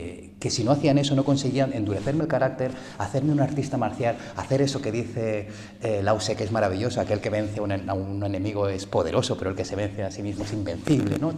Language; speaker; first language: Spanish; early bilingual, other home language; Korean